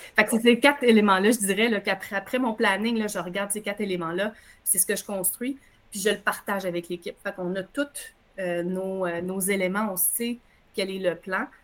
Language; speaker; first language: French; native; French